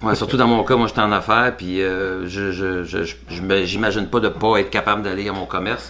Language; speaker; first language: French; native; French